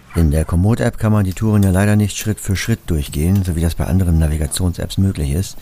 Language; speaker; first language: German; native; German